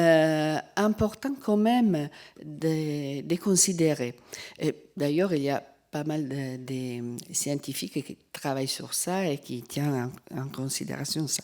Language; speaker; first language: French; non-native, fluent; Italian